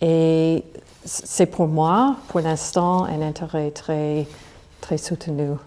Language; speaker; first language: French; non-native, fluent; English